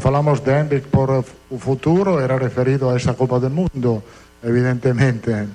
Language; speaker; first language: Portuguese; non-native, fluent; Italian